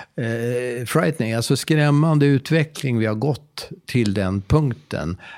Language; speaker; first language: Swedish; native; Swedish